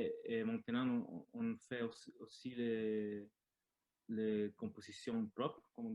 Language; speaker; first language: French; non-native, learner; Spanish